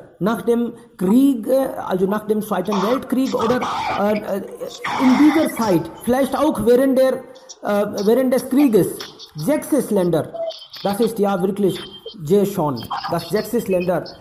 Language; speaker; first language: German; non-native, fluent; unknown